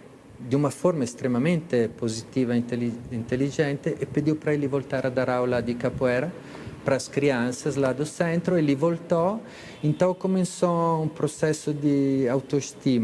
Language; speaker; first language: Portuguese; non-native, fluent; Italian